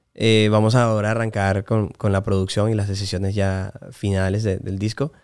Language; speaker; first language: Spanish; native; Spanish